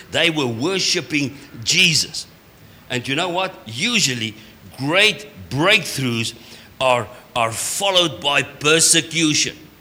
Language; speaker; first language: English; non-native, local second language; Afrikaans